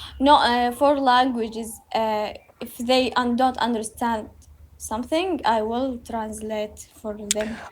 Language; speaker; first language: English; non-native, learner; Uzbek